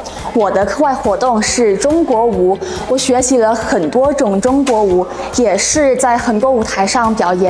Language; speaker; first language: Chinese; non-native, fluent; Indonesian